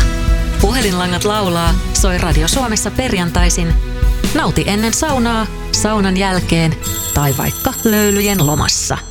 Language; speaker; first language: Finnish; native; Finnish